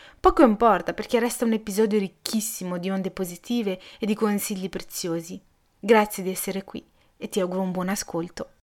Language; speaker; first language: Italian; early bilingual, other home language; Arabic